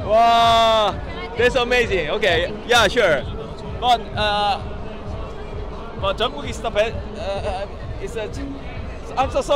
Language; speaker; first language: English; non-native, learner; Korean